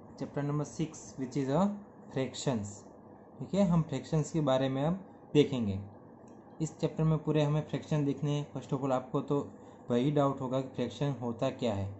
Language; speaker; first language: Hindi; non-native, local second language; Gujarati